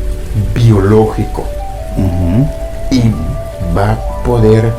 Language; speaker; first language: Spanish; non-native, fluent; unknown